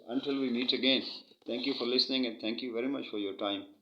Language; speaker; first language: English; non-native, local second language; Urdu